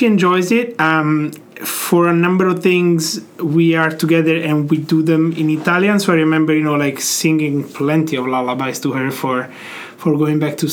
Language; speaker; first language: English; non-native, fluent; Italian